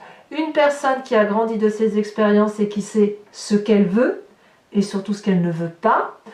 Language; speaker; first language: French; native; French